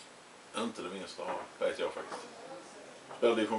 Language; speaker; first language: Swedish; native; Swedish